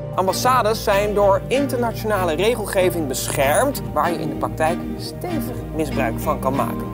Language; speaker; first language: Dutch; native; Dutch